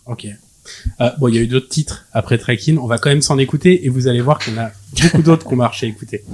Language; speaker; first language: French; native; French